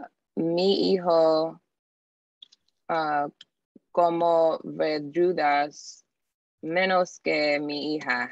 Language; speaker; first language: Spanish; non-native, learner; English